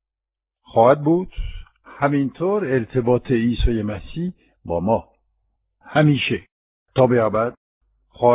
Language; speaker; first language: Persian; non-native, fluent; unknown